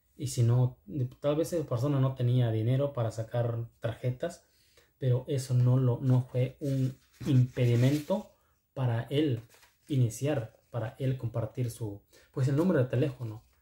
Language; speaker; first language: Spanish; non-native, local second language; Zapotec